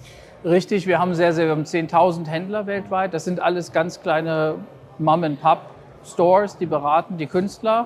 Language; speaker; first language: German; native; German